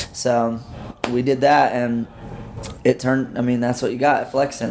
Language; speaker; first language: English; native; English